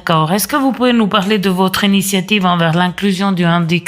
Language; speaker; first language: French; native; French